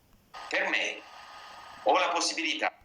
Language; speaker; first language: Italian; non-native, learner; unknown